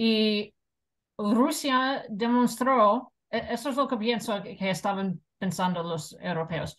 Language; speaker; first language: Spanish; non-native, fluent; English